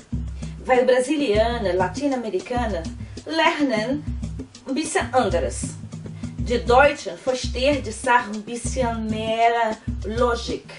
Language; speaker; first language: German; non-native, fluent; Portuguese